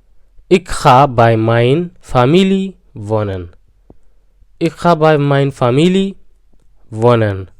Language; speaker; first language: Dutch; non-native, fluent; Tigrinya